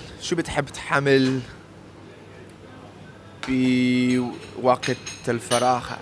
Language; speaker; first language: Arabic; non-native, learner; English